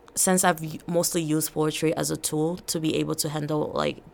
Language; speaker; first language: English; early bilingual, other home language; Portuguese